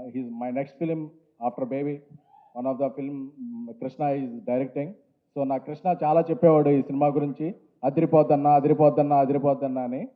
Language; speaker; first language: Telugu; native; Telugu